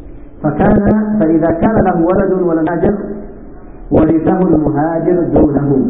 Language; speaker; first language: Arabic; native; Arabic